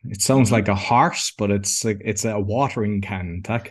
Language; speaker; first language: English; native; English